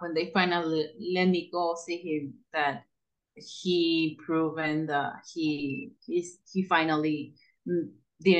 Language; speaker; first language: English; non-native, fluent; Spanish